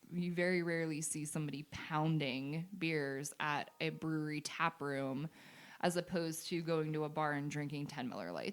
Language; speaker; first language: English; native; English